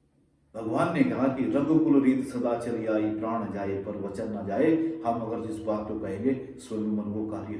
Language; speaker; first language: Hindi; native; Hindi